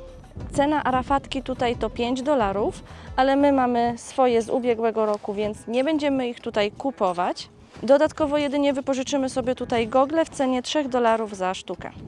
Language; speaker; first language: Polish; native; Polish